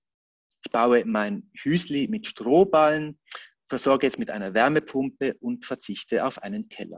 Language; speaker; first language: German; native; German